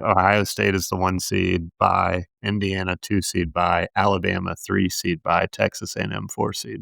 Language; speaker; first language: English; native; English